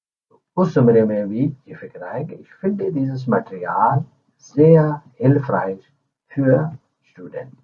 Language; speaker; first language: German; non-native, fluent; Urdu